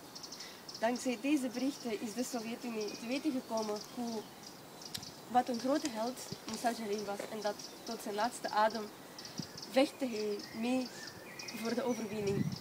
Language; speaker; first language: Dutch; non-native, learner; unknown